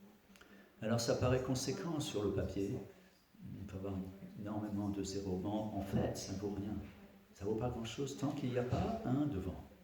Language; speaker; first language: French; native; French